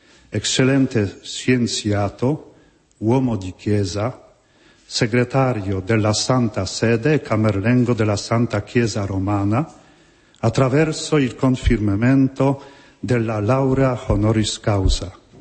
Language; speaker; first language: Italian; non-native, fluent; Polish